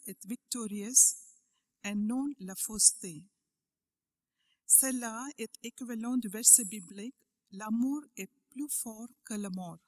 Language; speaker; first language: French; non-native, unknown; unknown